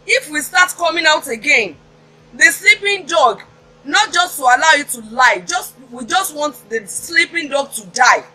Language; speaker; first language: English; non-native, local second language; Yoruba